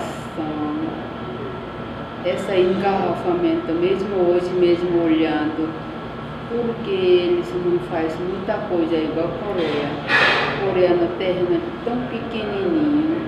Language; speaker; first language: Portuguese; non-native, learner; Korean